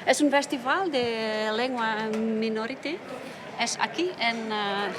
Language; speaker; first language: Spanish; non-native, learner; Western Frisian